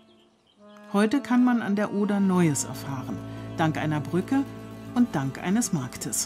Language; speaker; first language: German; native; German